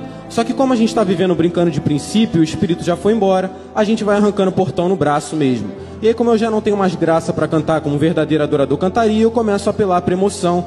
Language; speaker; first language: Portuguese; native; Portuguese